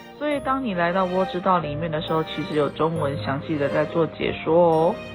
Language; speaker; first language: Chinese; native; Chinese